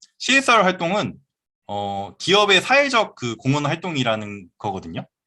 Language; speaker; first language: Korean; native; Korean